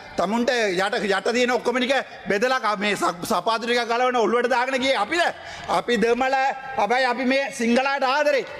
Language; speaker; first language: Sinhala; non-native, local second language; Tamil